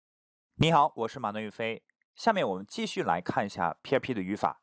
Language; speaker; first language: Chinese; native; Chinese